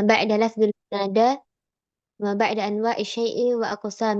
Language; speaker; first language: Arabic; non-native, learner; Indonesian